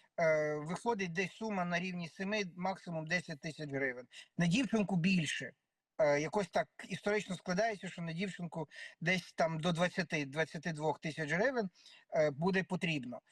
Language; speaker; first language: Ukrainian; native; Ukrainian